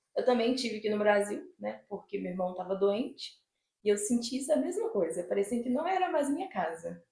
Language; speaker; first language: Portuguese; native; Portuguese